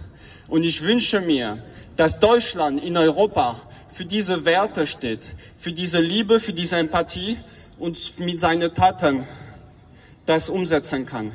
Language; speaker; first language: German; non-native, fluent; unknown